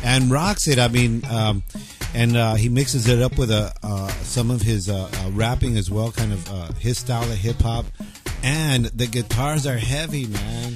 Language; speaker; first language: English; early bilingual, other home language; Spanish